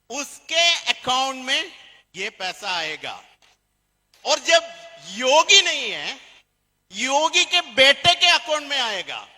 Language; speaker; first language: Hindi; non-native, learner; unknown